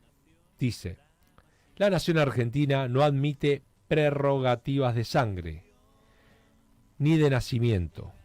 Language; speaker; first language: Spanish; native; Spanish